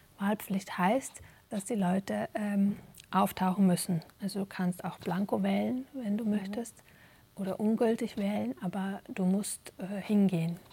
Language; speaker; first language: German; native; German